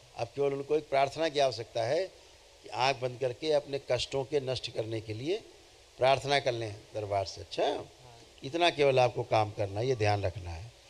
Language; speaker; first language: Hindi; native; Hindi